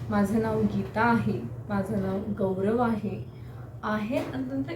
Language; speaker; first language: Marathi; non-native, local second language; Kannada